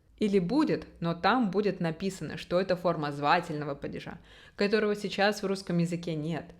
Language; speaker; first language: Russian; native; Russian